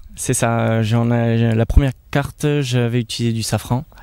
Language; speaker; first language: French; native; French